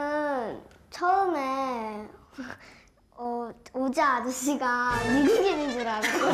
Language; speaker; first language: Korean; native; Korean